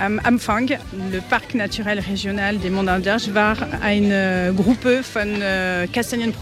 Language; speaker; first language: German; non-native, learner; French